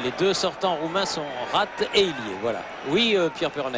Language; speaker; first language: French; native; French